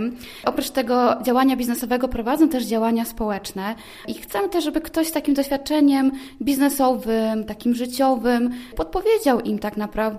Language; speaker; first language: Polish; native; Polish